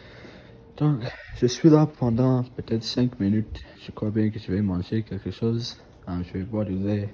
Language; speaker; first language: French; non-native, fluent; English